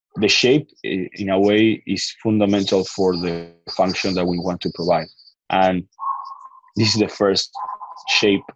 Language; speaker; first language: English; non-native, fluent; Spanish